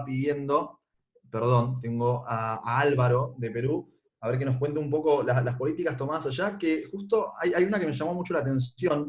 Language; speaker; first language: Spanish; native; Spanish